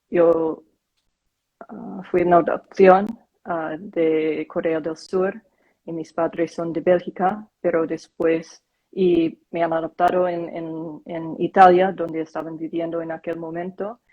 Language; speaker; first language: Spanish; non-native, fluent; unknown